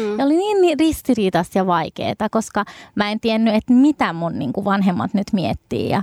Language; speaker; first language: Finnish; early bilingual, other home language; Arabic